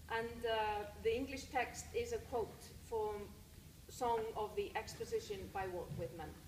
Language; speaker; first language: English; non-native, fluent; Icelandic